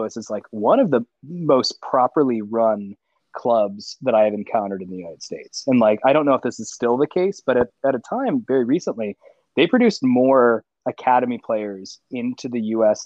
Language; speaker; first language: English; native; English